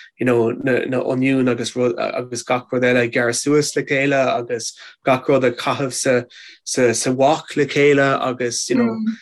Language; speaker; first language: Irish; non-native, local second language; English